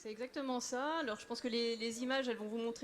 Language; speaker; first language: French; native; French